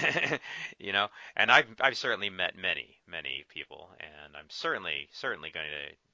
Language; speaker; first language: English; native; English